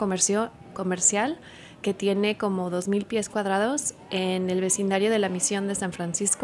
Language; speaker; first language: Spanish; early bilingual, heritage; Spanish